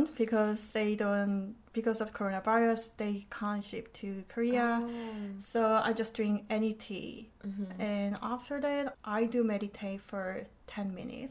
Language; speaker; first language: English; non-native, fluent; Korean